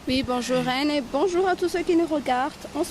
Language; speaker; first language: French; non-native, local second language; Malagasy